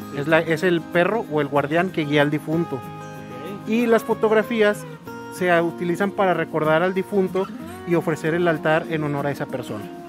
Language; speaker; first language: Spanish; native; Spanish